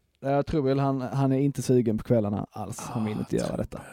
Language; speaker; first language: Swedish; native; Swedish